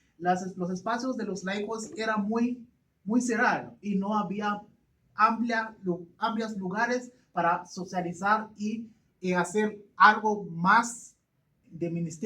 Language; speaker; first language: Spanish; non-native, learner; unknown